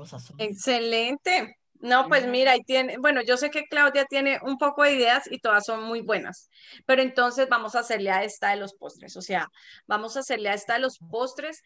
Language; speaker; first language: Spanish; native; Spanish